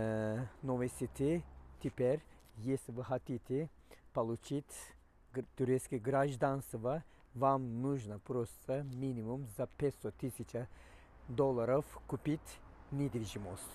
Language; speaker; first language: Russian; non-native, fluent; Turkish